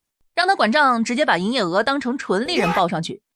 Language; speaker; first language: Chinese; native; Chinese